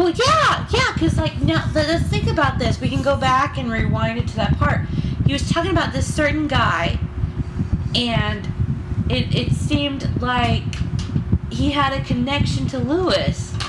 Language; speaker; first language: English; native; English